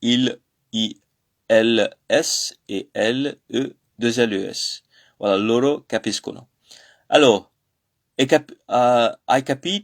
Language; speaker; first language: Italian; non-native, learner; French